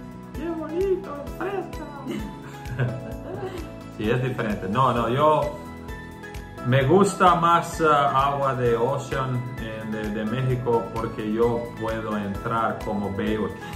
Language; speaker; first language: Spanish; non-native, learner; Croatian